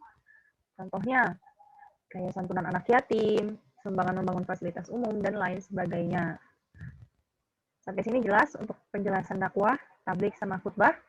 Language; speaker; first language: Indonesian; native; Indonesian